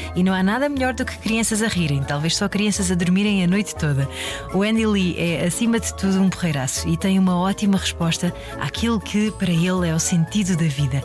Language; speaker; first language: Portuguese; native; Portuguese